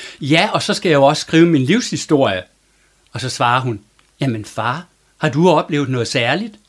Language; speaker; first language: Danish; native; Danish